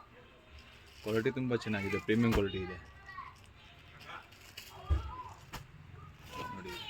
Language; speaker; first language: Kannada; non-native, local second language; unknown